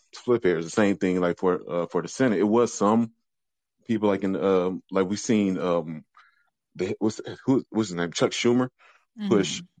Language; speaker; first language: English; native; English